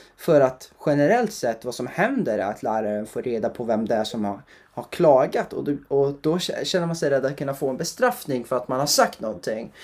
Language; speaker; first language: Swedish; native; Swedish